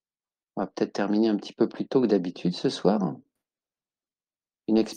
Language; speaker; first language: French; native; French